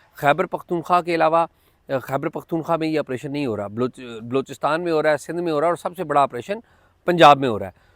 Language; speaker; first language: Urdu; native; Urdu